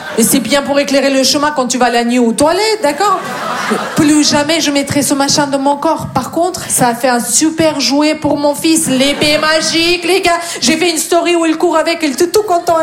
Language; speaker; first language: French; non-native, fluent; Russian